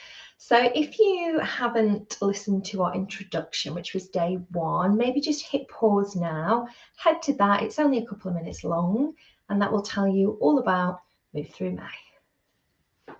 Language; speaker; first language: English; native; English